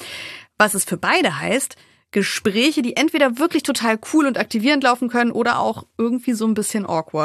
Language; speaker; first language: German; native; German